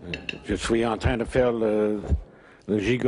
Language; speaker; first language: French; non-native, fluent; English